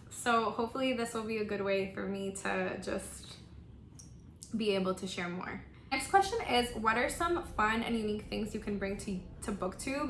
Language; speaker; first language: English; non-native, local second language; Spanish